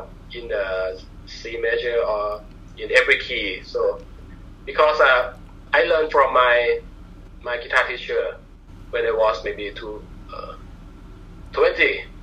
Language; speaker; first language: English; non-native, learner; Thai